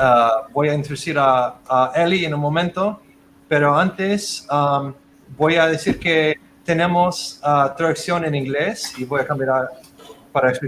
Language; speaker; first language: Spanish; non-native, fluent; English